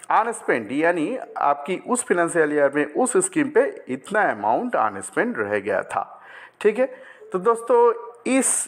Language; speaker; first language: Hindi; non-native, local second language; Bangla